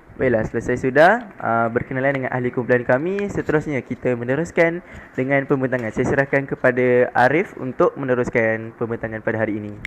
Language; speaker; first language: Malay; native; Malay